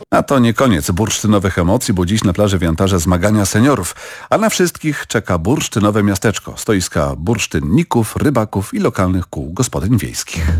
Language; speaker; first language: Polish; native; Polish